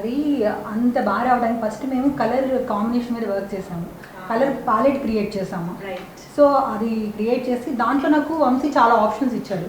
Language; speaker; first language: Telugu; native; Telugu